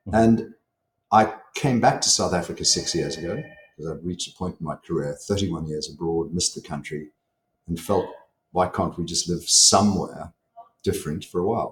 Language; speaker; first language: English; native; English